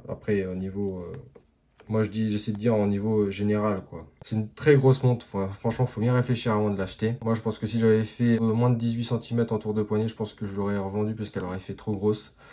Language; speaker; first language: French; native; French